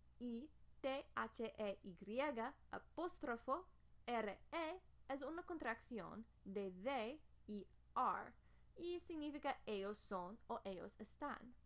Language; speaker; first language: Spanish; non-native, fluent; English